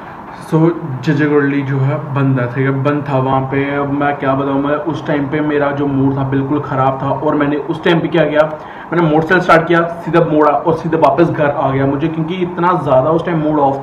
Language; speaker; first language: Hindi; native; Hindi